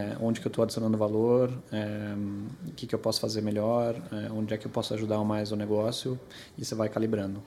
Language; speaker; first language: Portuguese; early bilingual, other home language; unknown